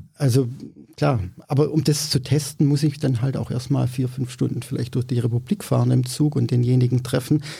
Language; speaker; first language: German; native; German